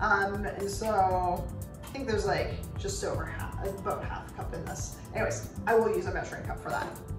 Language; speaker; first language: English; native; English